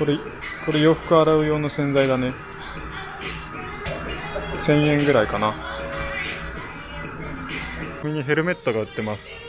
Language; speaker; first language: Japanese; native; Japanese